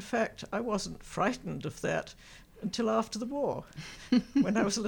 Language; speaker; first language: English; native; English